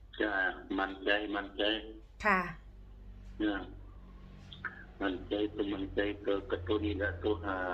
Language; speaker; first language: Thai; non-native, local second language; Northeastern Thai